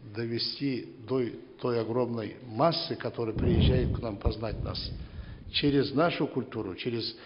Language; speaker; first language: Russian; non-native, local second language; Kazakh